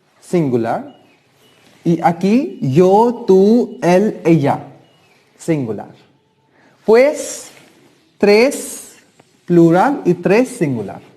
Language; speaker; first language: Spanish; non-native, learner; Hindi